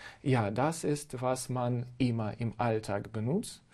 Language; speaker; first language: German; non-native, fluent; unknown